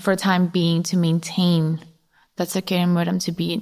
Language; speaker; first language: English; non-native, fluent; Polish